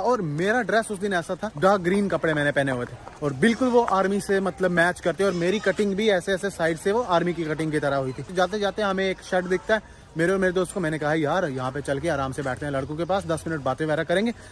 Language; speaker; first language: Hindi; native; Hindi